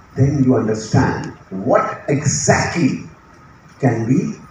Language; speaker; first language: English; non-native, local second language; Marathi